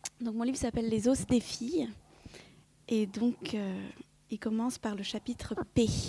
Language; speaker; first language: French; early bilingual, other home language; Vietnamese